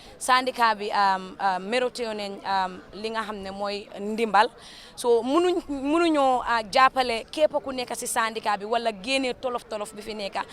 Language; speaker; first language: Wolof; non-native, local second language; Fula